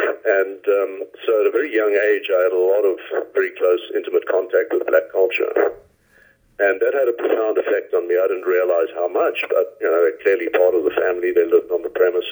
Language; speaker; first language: English; native; English